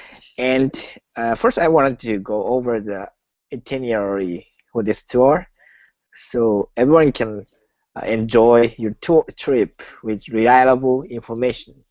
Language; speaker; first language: English; non-native, learner; Japanese